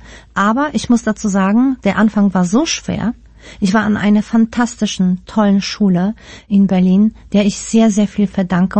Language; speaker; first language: German; early bilingual, other home language; Polish